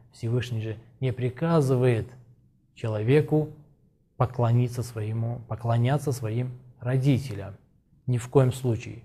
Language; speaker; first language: Russian; non-native, local second language; Azerbaijani